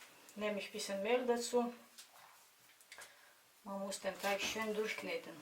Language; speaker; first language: German; non-native, fluent; Russian